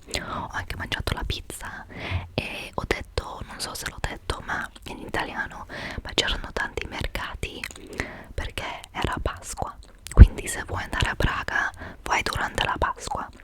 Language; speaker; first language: Italian; non-native, fluent; English